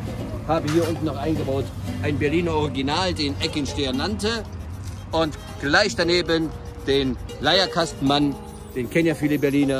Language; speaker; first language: German; native; German